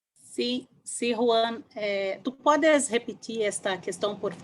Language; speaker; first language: Spanish; non-native, learner; Portuguese